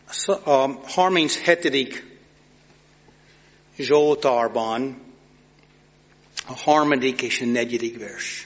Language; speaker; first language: Hungarian; non-native, fluent; English